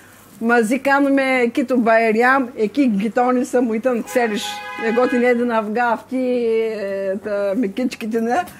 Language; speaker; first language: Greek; non-native, learner; Bulgarian